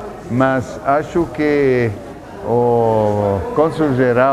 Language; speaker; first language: Portuguese; non-native, fluent; Italian